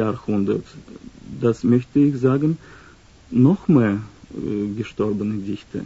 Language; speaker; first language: German; non-native, learner; Russian